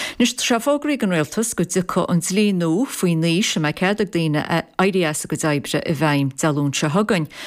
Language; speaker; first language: Irish; native; Irish